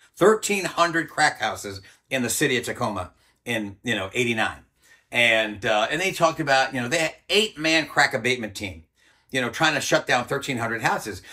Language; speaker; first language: English; native; English